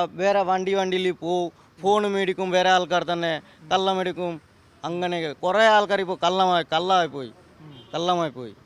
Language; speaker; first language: Malayalam; non-native, local second language; Bangla